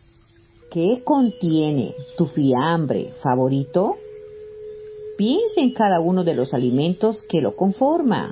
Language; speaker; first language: Spanish; native; Spanish